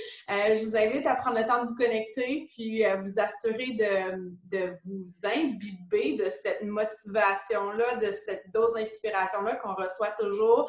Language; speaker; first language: French; native; French